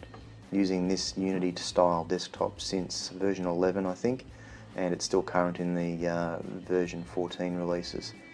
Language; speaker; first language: English; native; English